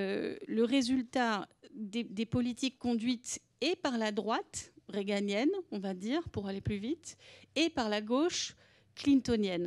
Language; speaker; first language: French; native; French